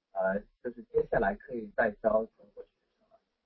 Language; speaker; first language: Chinese; non-native, fluent; English